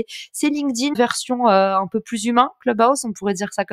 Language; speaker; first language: French; native; French